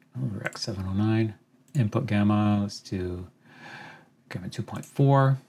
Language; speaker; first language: English; native; English